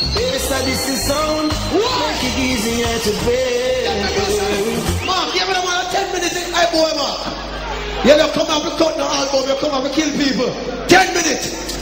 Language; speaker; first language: English; non-native, local second language; Jamaican Creole English